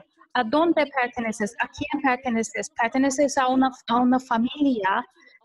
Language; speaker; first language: Spanish; non-native, fluent; Turkish